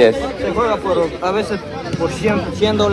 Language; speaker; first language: Spanish; native; Spanish